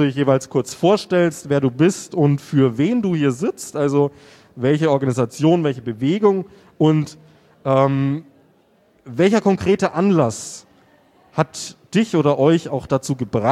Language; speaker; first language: German; native; German